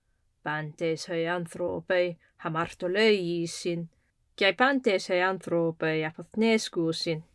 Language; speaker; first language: Greek; non-native, fluent; English